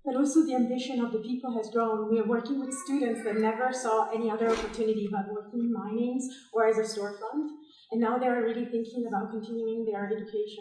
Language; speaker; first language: English; non-native, fluent; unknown